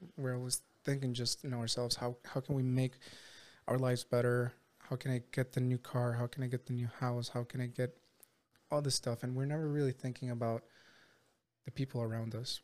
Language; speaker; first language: English; non-native, fluent; Spanish